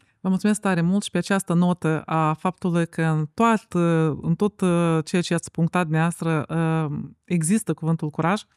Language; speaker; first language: Romanian; native; Romanian